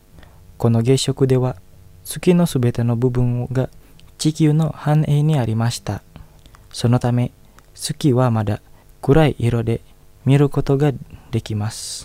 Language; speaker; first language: Japanese; non-native, fluent; Indonesian